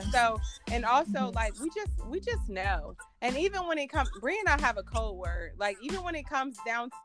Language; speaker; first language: English; native; English